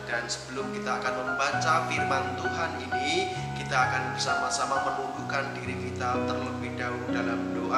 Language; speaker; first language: Indonesian; native; Indonesian